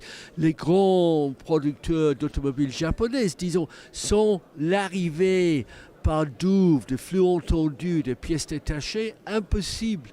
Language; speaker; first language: French; non-native, fluent; English